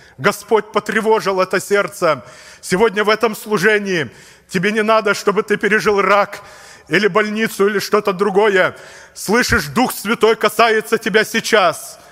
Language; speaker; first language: Russian; native; Russian